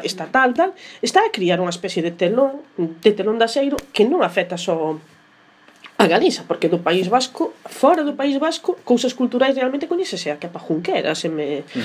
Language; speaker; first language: Galician; non-native, local second language; Spanish